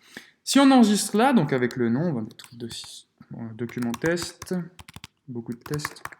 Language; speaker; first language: French; native; French